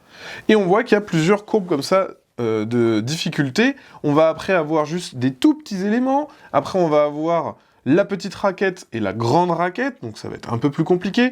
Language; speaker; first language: French; native; French